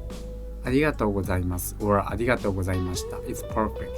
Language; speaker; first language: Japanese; native; Japanese